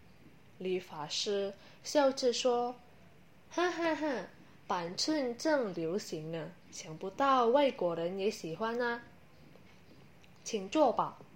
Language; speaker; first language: Chinese; non-native, learner; Indonesian